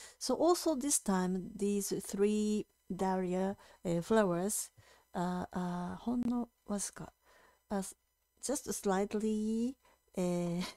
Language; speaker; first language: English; non-native, fluent; Japanese